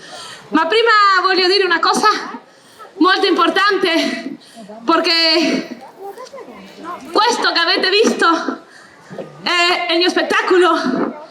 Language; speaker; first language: Italian; non-native, learner; Spanish